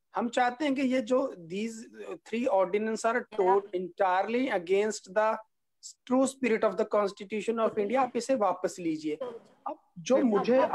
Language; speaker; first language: Hindi; native; Hindi